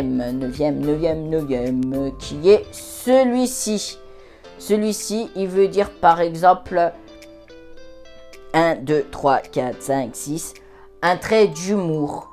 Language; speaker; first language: French; native; French